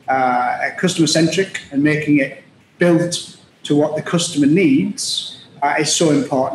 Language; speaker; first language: English; native; English